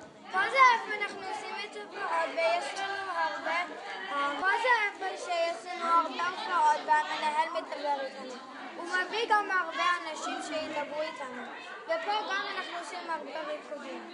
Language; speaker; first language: Hebrew; non-native, learner; English